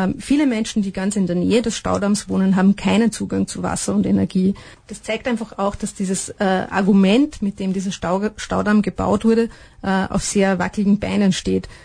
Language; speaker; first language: German; native; German